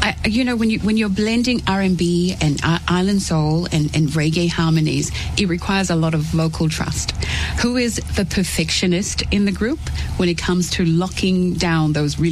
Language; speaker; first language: English; native; English